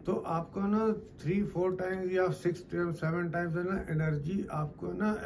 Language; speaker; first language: Hindi; non-native, local second language; Punjabi